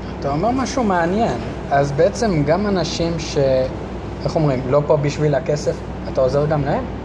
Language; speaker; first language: Hebrew; native; Hebrew